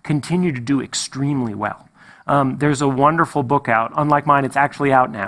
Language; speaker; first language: English; native; English